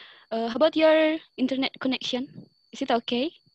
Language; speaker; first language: English; non-native, learner; Indonesian